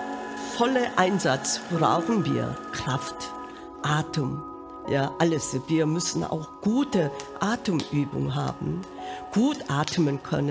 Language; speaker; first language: German; non-native, fluent; Korean